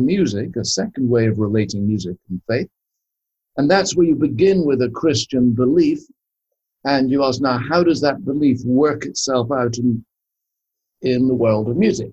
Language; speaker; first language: English; native; English